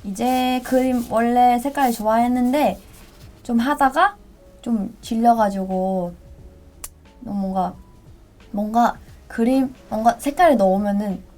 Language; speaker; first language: Korean; non-native, fluent; Thai